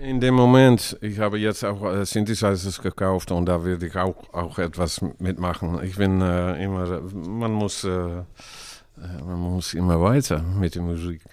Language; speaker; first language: German; non-native, learner; Dutch